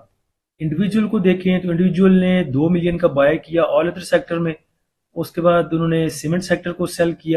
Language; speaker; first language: Hindi; native; Hindi